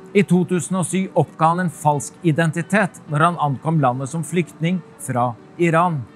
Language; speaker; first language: Norwegian; native; Norwegian